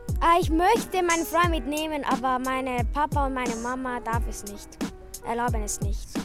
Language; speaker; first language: German; early bilingual, other home language; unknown